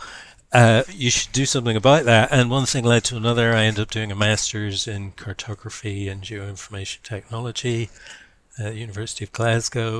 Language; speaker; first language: English; native; English